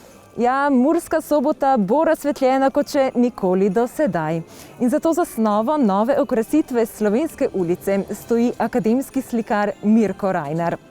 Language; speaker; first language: Slovenian; native; Slovenian